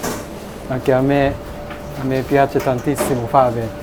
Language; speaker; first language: Italian; non-native, learner; Japanese